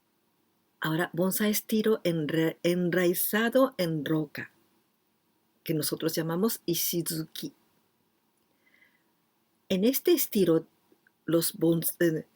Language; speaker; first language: Spanish; non-native, fluent; Japanese